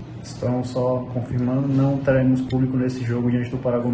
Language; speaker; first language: Portuguese; native; Portuguese